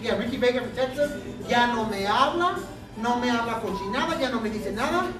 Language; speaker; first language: Spanish; early bilingual, heritage; Spanish